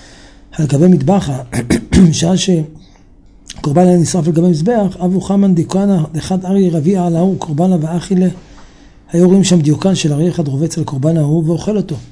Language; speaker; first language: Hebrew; native; Hebrew